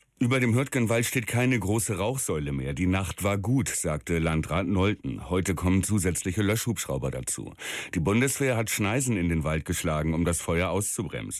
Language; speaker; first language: German; native; German